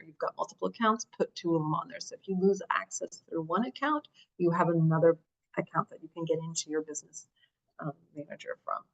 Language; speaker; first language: English; native; English